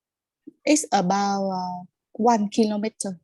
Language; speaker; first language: English; non-native, learner; Vietnamese